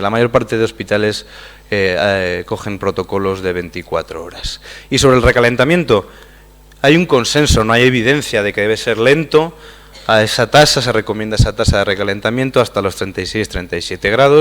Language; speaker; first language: Spanish; native; Spanish